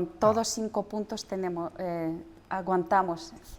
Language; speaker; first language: Spanish; non-native, learner; Russian